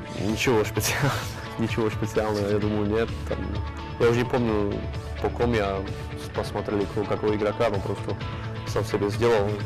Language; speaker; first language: Russian; non-native, learner; Slovak